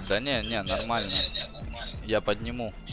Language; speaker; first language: Russian; native; Russian